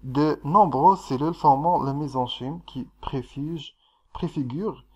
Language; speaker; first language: French; non-native, local second language; Arabic